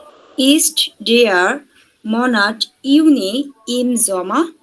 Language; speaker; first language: German; non-native, learner; Bangla